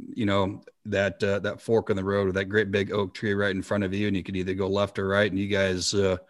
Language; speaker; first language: English; native; English